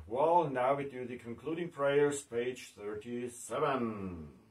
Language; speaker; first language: English; non-native, fluent; German